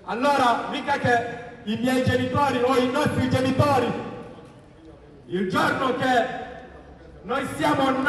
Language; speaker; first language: Italian; non-native, learner; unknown